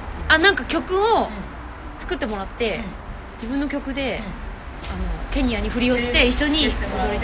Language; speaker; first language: Japanese; native; Japanese